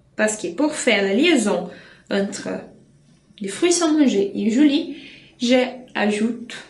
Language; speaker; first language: French; non-native, fluent; Portuguese